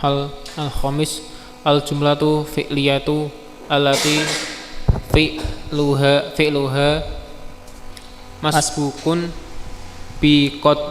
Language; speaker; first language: Arabic; non-native, learner; Indonesian